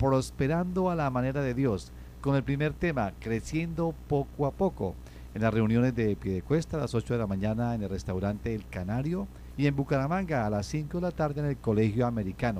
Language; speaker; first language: Spanish; native; Spanish